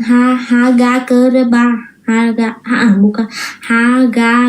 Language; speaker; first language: Indonesian; non-native, learner; Vietnamese